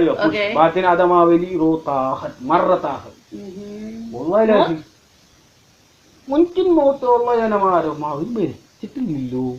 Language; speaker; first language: Arabic; non-native, learner; Malayalam